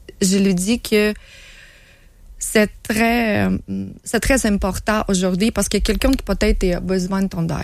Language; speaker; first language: French; non-native, learner; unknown